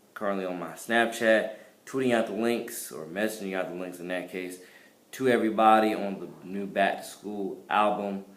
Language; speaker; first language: English; native; English